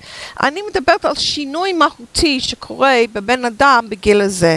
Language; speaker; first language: Hebrew; non-native, fluent; English